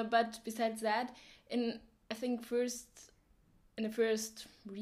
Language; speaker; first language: English; non-native, fluent; German